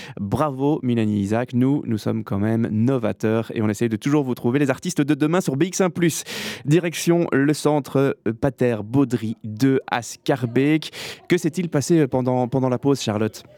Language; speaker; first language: French; native; French